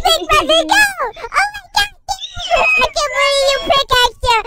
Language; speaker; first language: English; native; English